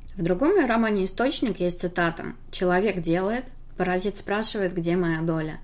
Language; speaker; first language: Russian; native; Russian